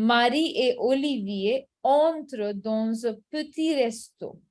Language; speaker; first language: French; non-native, fluent; Hindi